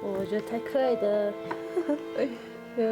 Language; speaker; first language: Chinese; non-native, local second language; Kyrgyz